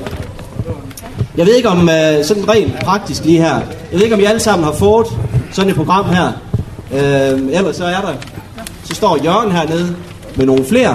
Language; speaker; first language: Danish; native; Danish